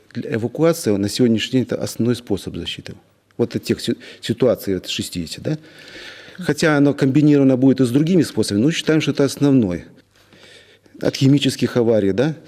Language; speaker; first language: Russian; native; Russian